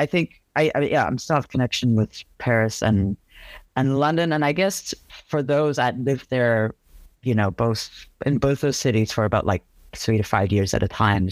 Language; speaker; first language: English; non-native, local second language; Cantonese